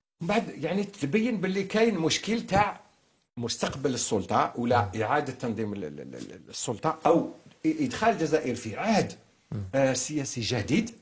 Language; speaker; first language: Arabic; native; Arabic